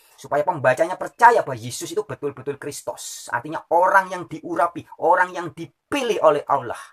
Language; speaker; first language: Indonesian; native; Indonesian